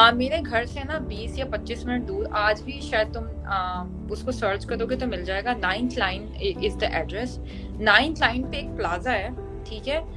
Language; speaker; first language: Urdu; native; Urdu